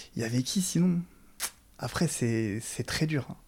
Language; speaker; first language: French; native; French